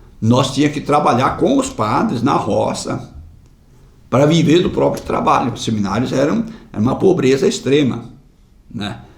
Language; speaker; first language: Portuguese; non-native, local second language; German